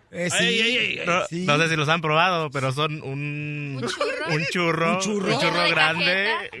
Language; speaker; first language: Spanish; native; Spanish